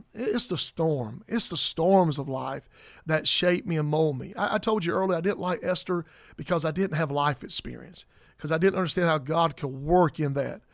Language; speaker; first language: English; native; English